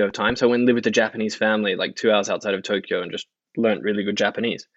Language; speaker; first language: English; native; English